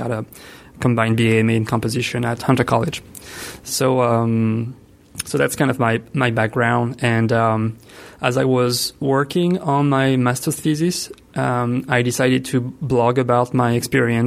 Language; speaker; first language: English; non-native, fluent; French